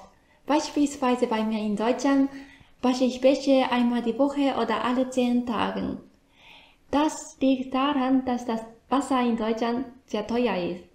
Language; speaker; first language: German; non-native, fluent; Japanese